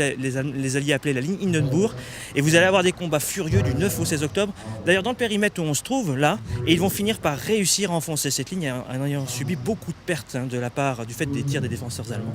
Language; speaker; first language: French; native; French